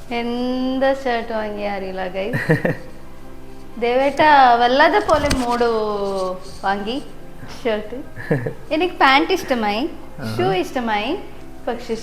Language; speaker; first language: Malayalam; non-native, learner; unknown